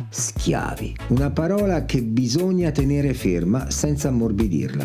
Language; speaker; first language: Italian; native; Italian